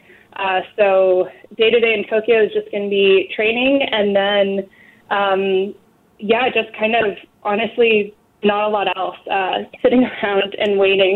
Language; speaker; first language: English; native; English